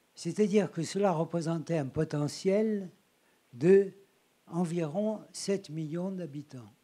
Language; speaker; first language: French; native; French